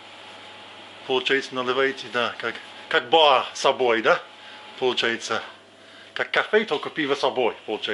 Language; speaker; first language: Russian; non-native, fluent; English